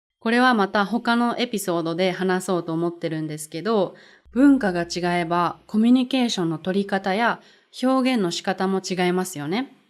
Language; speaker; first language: Japanese; native; Japanese